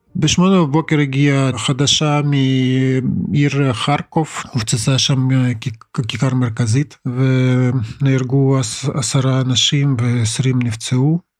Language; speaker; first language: Hebrew; non-native, fluent; Russian